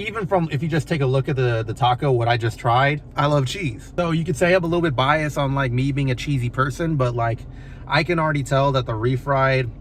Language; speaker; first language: English; native; English